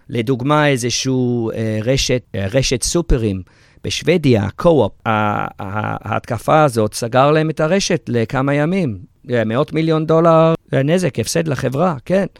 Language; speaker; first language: Hebrew; early bilingual, heritage; Hebrew